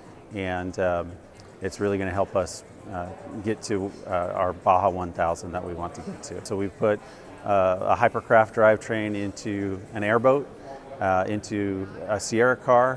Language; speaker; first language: English; native; English